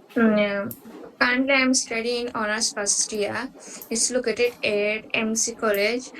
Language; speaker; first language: English; non-native, learner; Bangla